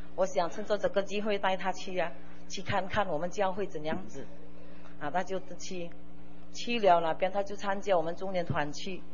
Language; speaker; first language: Chinese; early bilingual, heritage; Chinese